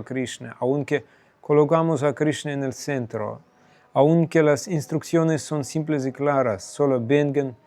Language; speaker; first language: Spanish; non-native, fluent; Russian